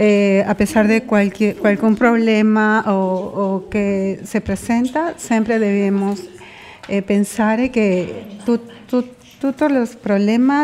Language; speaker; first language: Italian; non-native, learner; Spanish